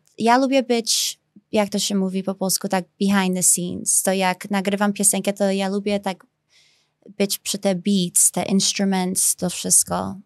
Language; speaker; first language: Polish; early bilingual, heritage; Polish